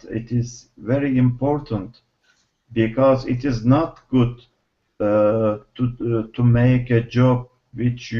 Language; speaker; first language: English; non-native, learner; Turkish